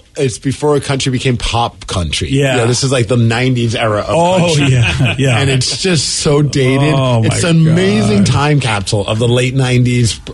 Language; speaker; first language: English; native; English